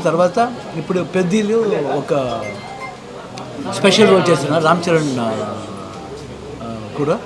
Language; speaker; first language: Telugu; non-native, learner; Kannada